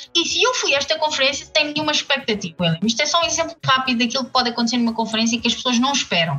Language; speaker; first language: Portuguese; native; Portuguese